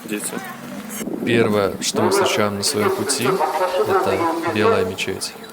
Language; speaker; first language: Russian; native; Russian